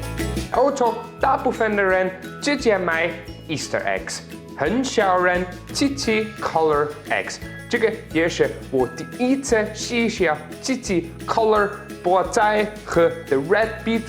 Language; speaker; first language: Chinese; non-native, learner; German